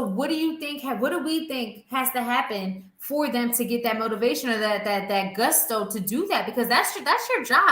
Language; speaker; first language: English; native; English